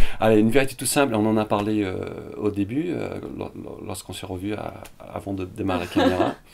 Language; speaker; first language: French; early bilingual, other home language; Vietnamese